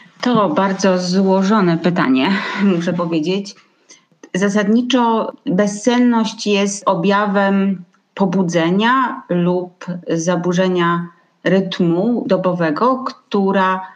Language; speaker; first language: Polish; native; Polish